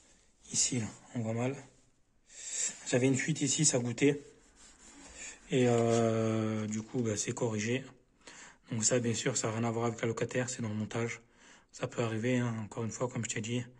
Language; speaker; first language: French; native; French